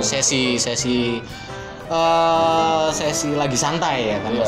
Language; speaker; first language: Indonesian; native; Indonesian